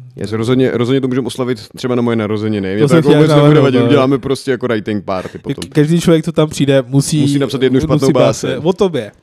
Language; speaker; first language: Czech; non-native, fluent; Urdu